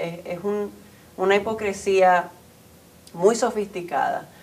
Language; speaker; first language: Spanish; native; Spanish